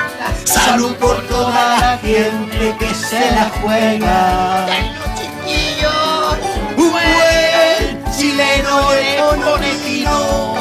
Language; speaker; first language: Spanish; native; Spanish